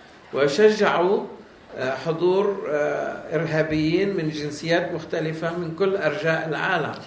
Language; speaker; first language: Arabic; native; Arabic